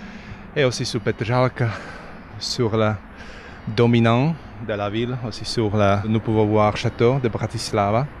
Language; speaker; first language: French; non-native, learner; Slovak